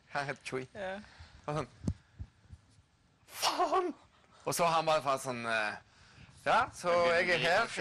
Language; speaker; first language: Norwegian; non-native, fluent; Spanish